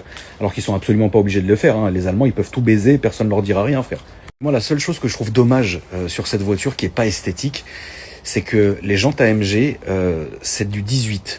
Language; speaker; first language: French; native; French